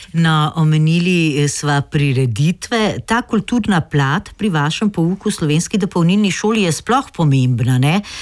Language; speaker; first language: Slovenian; native; Slovenian